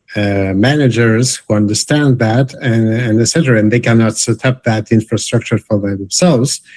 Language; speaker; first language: English; non-native, fluent; Lithuanian